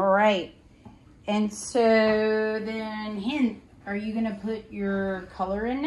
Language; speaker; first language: English; native; English